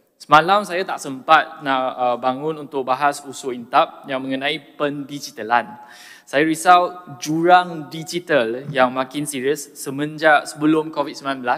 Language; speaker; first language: Malay; non-native, local second language; Chinese